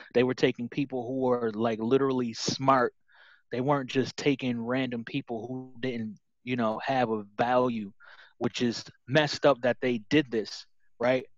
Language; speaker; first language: English; native; English